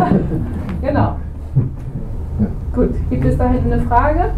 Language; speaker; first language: German; native; German